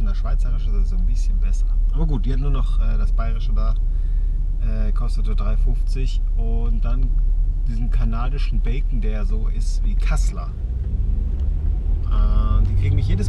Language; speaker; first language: German; native; German